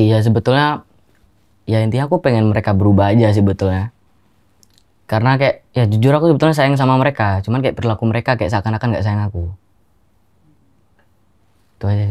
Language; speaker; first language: Indonesian; non-native, local second language; Javanese